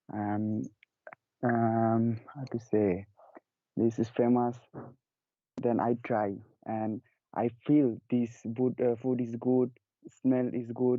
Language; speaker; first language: English; non-native, learner; Bangla